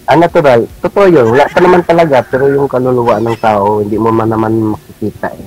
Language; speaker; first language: Filipino; non-native, local second language; Hiligaynon